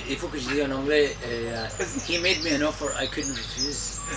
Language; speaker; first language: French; non-native, fluent; English